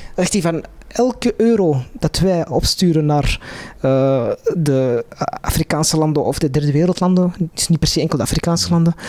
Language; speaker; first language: Dutch; non-native, local second language; Arabic